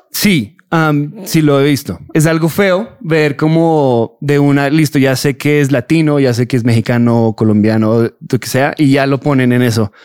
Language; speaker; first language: Spanish; early bilingual, heritage; Spanish